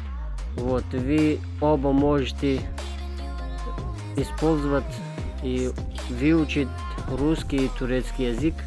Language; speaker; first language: Russian; non-native, fluent; Tajik